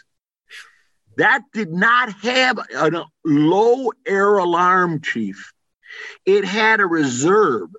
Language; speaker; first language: English; native; English